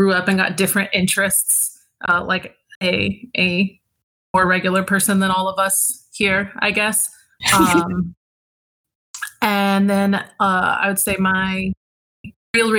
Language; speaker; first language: English; native; English